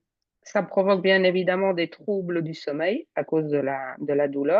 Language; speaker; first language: French; native; French